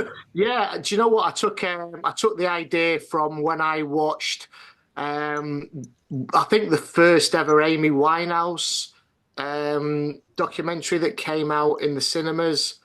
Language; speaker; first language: English; native; English